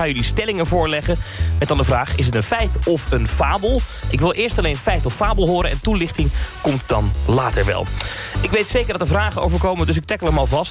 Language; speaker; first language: Dutch; native; Dutch